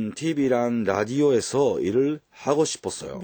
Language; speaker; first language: Korean; non-native, fluent; Japanese